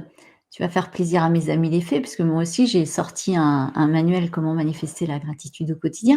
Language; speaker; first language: French; native; French